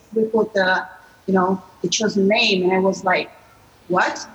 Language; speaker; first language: English; non-native, fluent; Italian